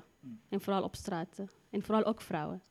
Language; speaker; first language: Dutch; non-native, learner; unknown